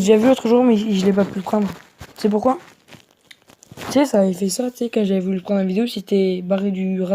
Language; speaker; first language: French; native; French